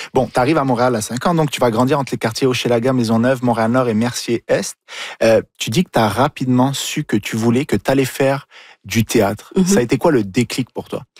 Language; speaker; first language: French; native; French